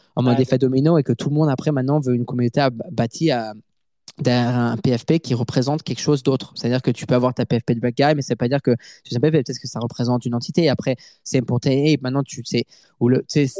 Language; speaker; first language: French; native; French